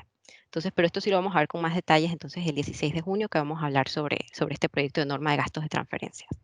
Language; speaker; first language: Spanish; native; Spanish